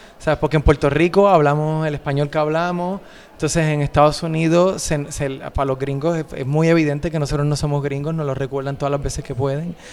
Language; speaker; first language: Spanish; native; Spanish